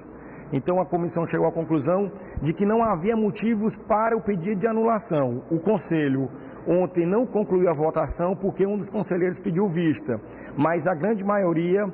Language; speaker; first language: Portuguese; native; Portuguese